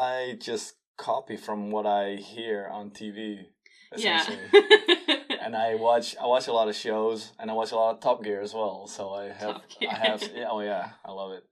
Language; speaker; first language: English; non-native, fluent; Dutch